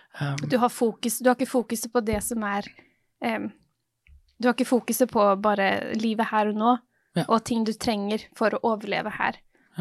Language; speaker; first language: Norwegian; native; Norwegian